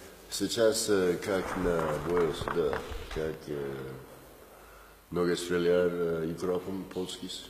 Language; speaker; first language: Russian; non-native, learner; English